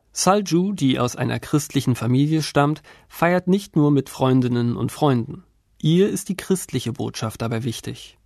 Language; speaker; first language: German; native; German